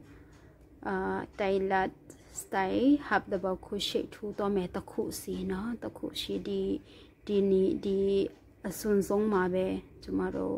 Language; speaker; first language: Burmese; non-native, local second language; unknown